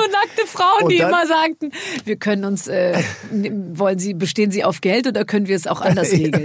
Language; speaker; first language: German; native; German